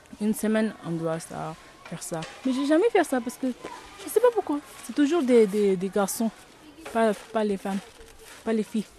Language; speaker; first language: French; non-native, learner; Tibetan